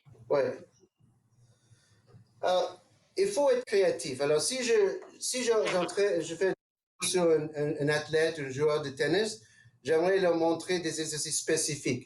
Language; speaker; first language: French; non-native, local second language; English